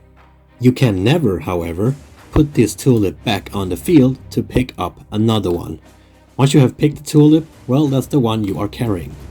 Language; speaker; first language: English; non-native, fluent; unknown